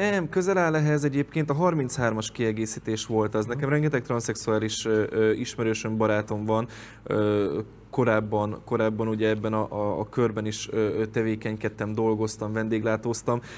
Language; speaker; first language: Hungarian; native; Hungarian